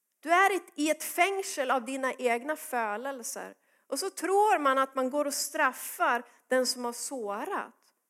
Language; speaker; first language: Swedish; native; Swedish